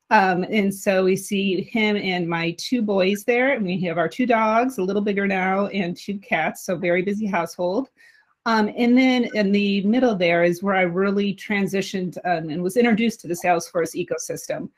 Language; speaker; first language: English; native; English